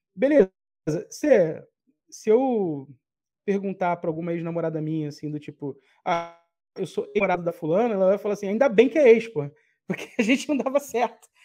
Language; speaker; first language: Portuguese; native; Portuguese